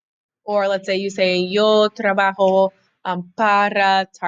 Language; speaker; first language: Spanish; non-native, fluent; English